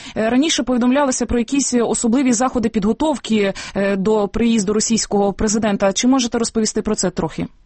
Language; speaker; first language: Ukrainian; native; Ukrainian